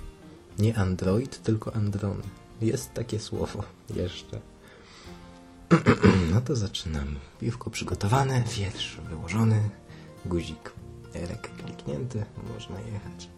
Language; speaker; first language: Polish; native; Polish